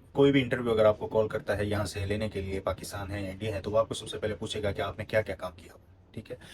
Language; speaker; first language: Urdu; non-native, local second language; Punjabi